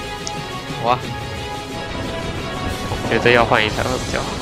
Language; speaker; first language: Chinese; native; Chinese